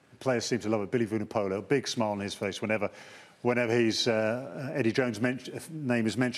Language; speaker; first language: English; native; English